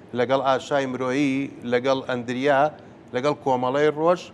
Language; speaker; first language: Central Kurdish; native; Central Kurdish